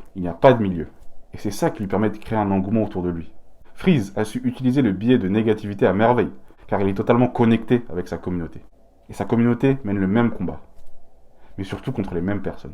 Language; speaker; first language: French; native; French